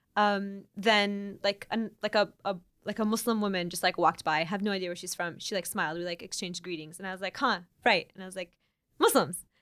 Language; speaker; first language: English; native; English